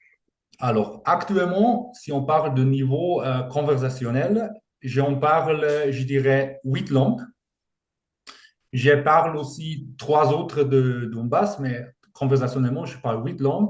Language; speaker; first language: French; non-native, fluent; German